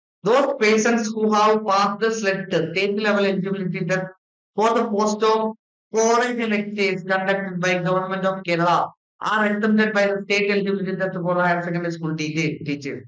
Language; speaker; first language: English; non-native, local second language; Malayalam